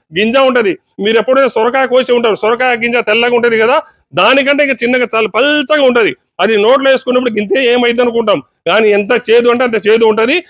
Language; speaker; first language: Telugu; native; Telugu